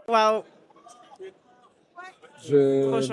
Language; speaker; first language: French; native; French